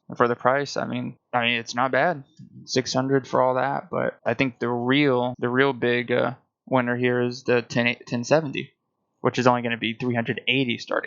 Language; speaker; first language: English; native; English